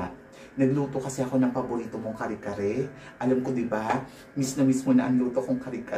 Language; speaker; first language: Filipino; native; Filipino